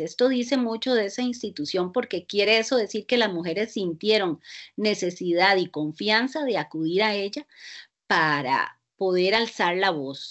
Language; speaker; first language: Spanish; native; Spanish